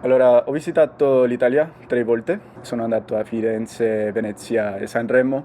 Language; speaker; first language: Italian; non-native, fluent; English